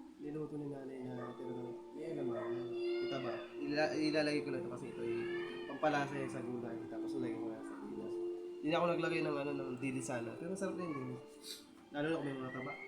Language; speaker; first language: Filipino; non-native, local second language; Bikol